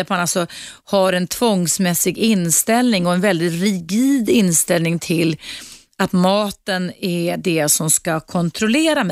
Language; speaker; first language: Swedish; native; Swedish